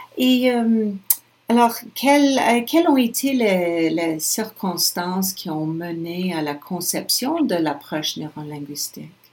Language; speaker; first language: French; non-native, local second language; English